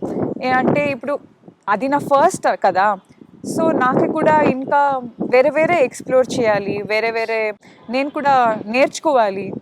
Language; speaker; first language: Telugu; non-native, local second language; Kannada